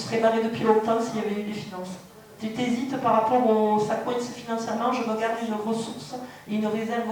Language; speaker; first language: French; native; French